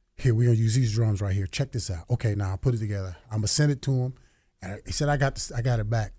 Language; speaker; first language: English; native; English